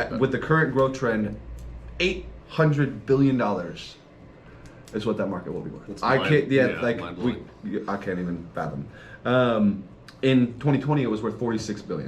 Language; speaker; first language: English; native; English